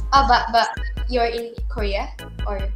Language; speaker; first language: English; non-native, learner; Indonesian